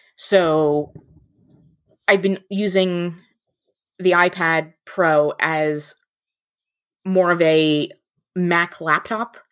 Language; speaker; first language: English; native; English